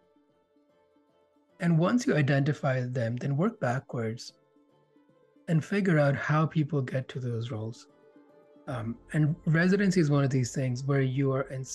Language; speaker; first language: English; non-native, local second language; Hindi